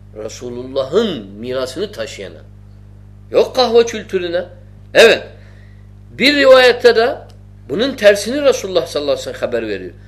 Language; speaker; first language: Turkish; non-native, fluent; Arabic